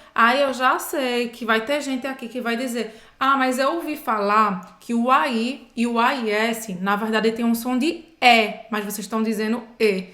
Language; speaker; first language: Portuguese; native; Portuguese